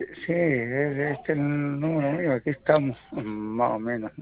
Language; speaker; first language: Spanish; native; Spanish